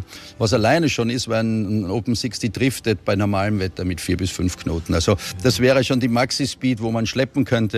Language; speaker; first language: German; native; German